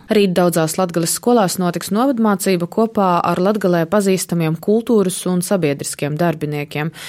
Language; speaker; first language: Latvian; native; Latvian